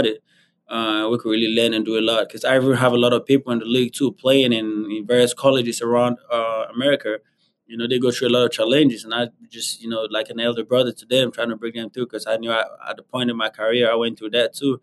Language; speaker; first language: English; non-native, local second language; Igbo